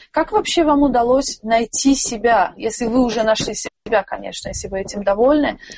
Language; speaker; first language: Russian; non-native, local second language; Tajik